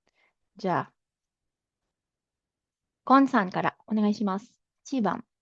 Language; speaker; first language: Japanese; non-native, fluent; Filipino